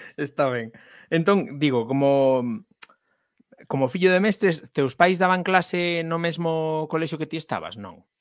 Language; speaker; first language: Galician; non-native, local second language; Spanish